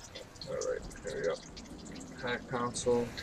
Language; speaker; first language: English; native; English